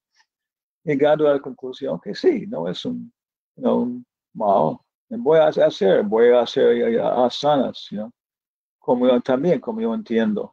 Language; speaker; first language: Spanish; non-native, fluent; English